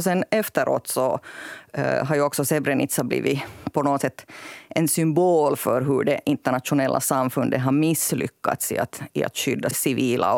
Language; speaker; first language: Swedish; native; Swedish